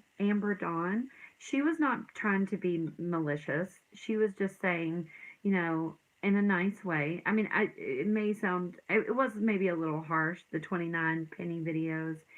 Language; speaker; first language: English; native; English